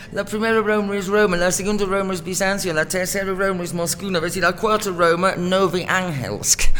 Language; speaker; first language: Spanish; non-native, fluent; English